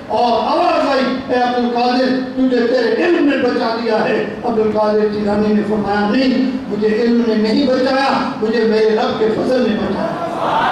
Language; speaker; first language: Urdu; non-native, local second language; Punjabi